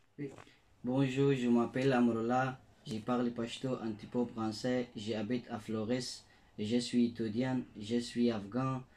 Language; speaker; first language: French; non-native, learner; Pashto